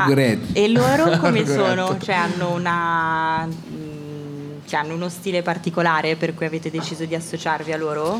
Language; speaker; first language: Italian; native; Italian